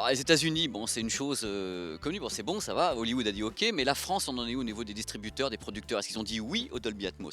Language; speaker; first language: French; native; French